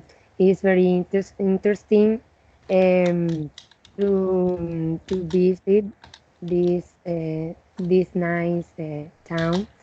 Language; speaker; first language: English; non-native, learner; Spanish